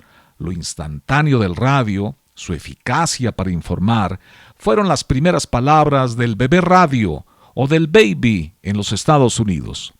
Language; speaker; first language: Spanish; native; Spanish